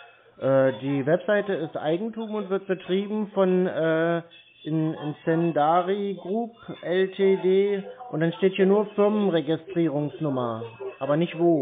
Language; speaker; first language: German; native; German